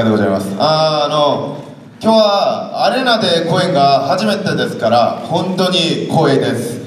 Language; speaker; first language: Japanese; non-native, learner; Korean